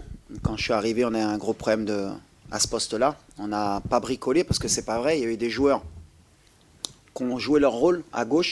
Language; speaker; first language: French; native; French